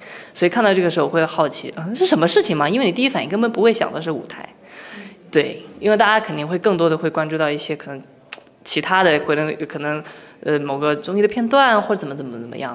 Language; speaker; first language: Chinese; native; Chinese